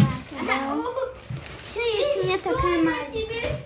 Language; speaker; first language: Russian; non-native, local second language; Azerbaijani